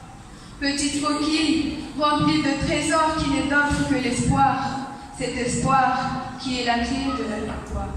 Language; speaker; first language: French; non-native, local second language; Comorian